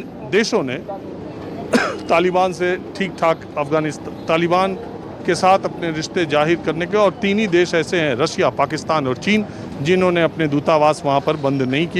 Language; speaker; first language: Hindi; native; Hindi